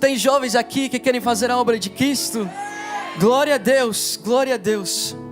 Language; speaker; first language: Portuguese; non-native, fluent; English